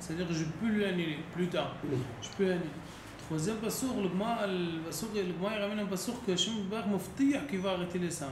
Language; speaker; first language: French; native; French